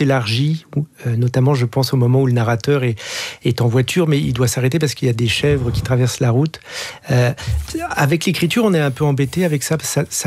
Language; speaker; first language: French; native; French